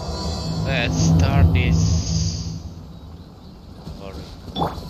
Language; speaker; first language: English; non-native, learner; Indonesian